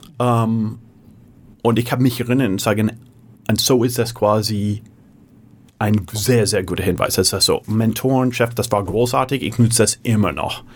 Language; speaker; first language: German; non-native, fluent; English